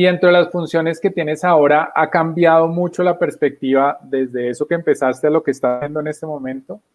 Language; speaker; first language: Spanish; native; Spanish